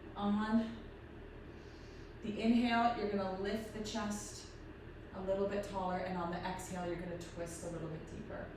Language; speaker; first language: English; native; English